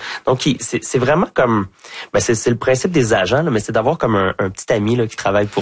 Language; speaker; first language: French; native; French